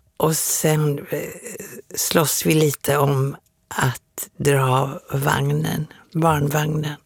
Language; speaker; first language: Swedish; native; Swedish